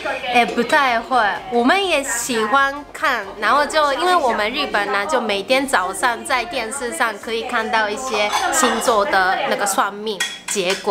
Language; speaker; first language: Chinese; non-native, fluent; Japanese